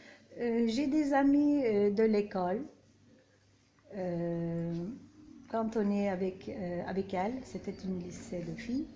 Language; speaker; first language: French; non-native, fluent; Turkish